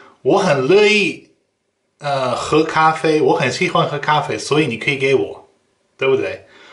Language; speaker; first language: Chinese; non-native, fluent; Dutch